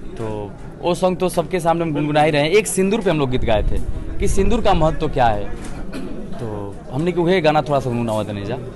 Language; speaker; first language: Hindi; native; Hindi